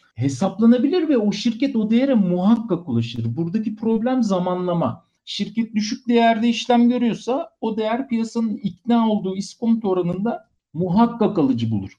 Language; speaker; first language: Turkish; native; Turkish